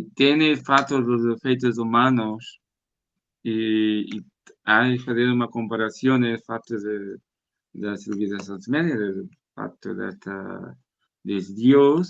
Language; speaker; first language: Spanish; non-native, learner; Portuguese